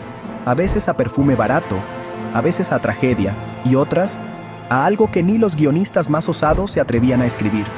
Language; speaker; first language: Spanish; native; Spanish